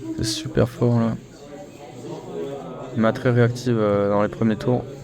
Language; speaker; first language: French; native; French